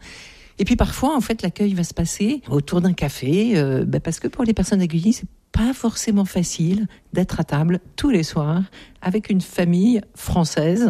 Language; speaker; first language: French; native; French